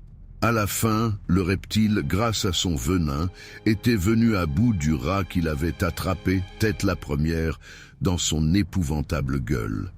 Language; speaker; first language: French; native; French